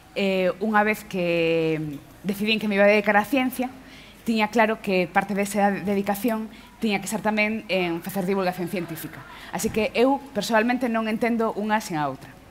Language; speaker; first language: Galician; non-native, local second language; Spanish